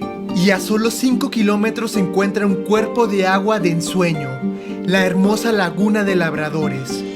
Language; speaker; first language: Spanish; native; Spanish